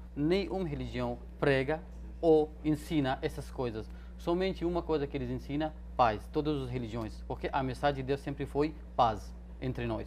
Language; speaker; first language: Portuguese; non-native, fluent; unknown